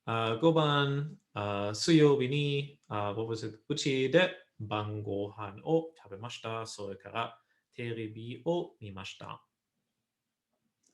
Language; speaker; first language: Japanese; non-native, fluent; English